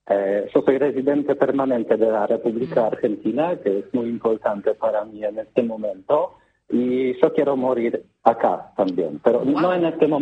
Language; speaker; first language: Spanish; non-native, learner; Polish